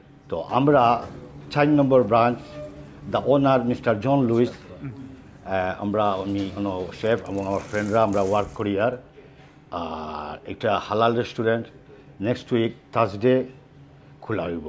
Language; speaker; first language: Bangla; non-native, learner; French